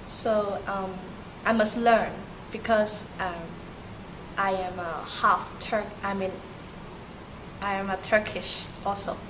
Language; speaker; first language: English; early bilingual, other home language; Turkish